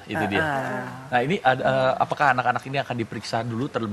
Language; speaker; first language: Indonesian; native; Indonesian